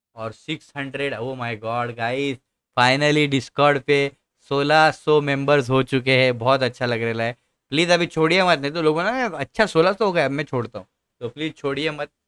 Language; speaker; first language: Hindi; non-native, local second language; Marathi